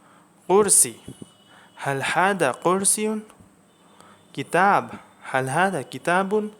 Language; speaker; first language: Arabic; non-native, fluent; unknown